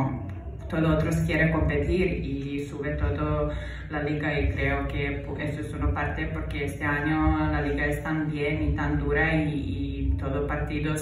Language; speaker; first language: Spanish; non-native, fluent; Serbian